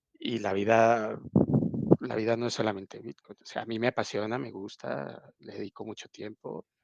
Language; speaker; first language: Spanish; native; Spanish